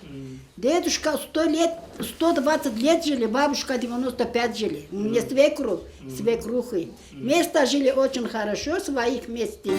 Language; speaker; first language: Russian; non-native, local second language; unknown